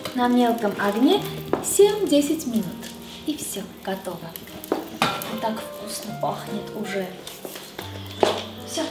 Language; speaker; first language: Russian; non-native, fluent; Armenian